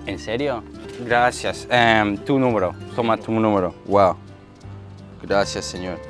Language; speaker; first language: Spanish; non-native, learner; English